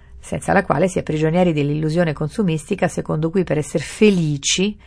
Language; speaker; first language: Italian; native; Italian